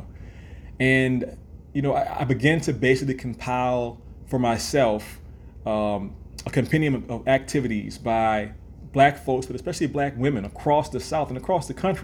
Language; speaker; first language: English; native; English